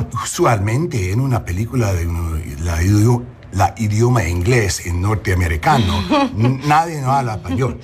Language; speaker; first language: Spanish; non-native, learner; English